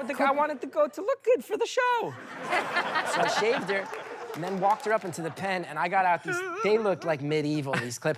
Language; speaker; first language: English; native; English